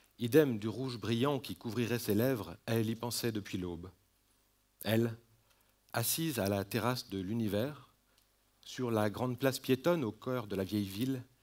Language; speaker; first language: French; native; French